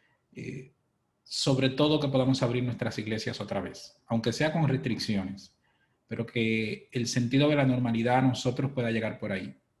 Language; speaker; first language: Spanish; native; Spanish